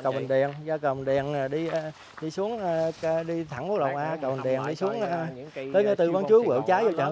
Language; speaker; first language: Vietnamese; native; Vietnamese